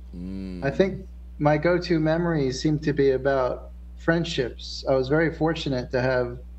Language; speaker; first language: English; native; English